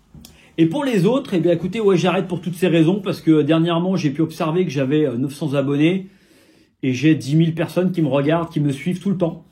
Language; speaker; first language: French; native; French